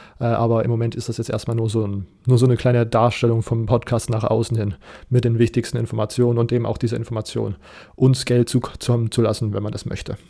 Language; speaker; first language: German; native; German